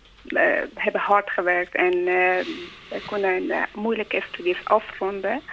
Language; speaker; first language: Dutch; non-native, learner; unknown